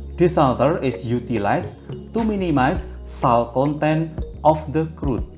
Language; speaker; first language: English; non-native, fluent; Indonesian